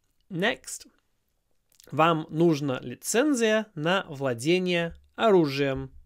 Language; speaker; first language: Russian; non-native, fluent; English